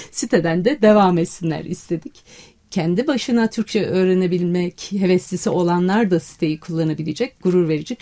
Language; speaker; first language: Turkish; native; Turkish